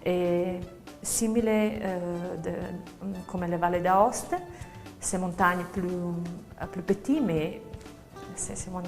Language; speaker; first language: French; non-native, learner; Slovak